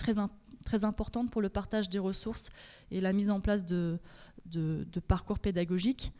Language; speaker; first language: French; native; French